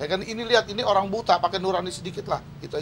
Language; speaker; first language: Indonesian; native; Indonesian